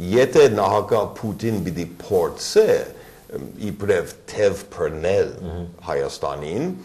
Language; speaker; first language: Armenian; early bilingual, other home language; English